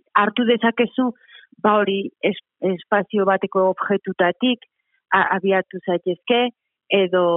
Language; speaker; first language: Basque; native; Basque